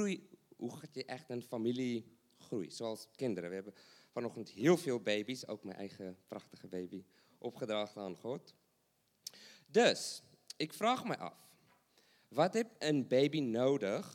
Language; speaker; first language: Dutch; non-native, learner; English